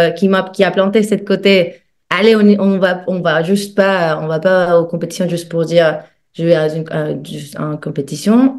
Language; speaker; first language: French; non-native, fluent; Spanish